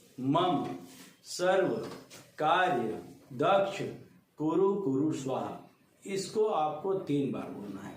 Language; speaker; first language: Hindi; native; Hindi